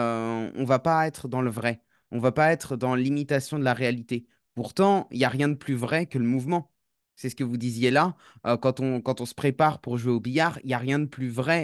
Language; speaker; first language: French; native; French